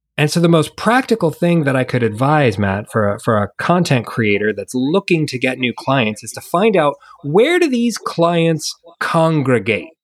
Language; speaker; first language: English; native; English